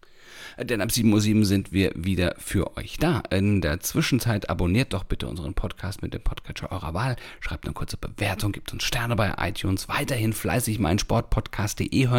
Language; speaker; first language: German; native; German